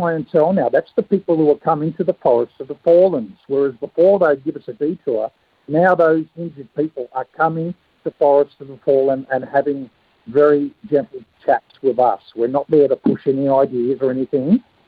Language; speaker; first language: English; native; English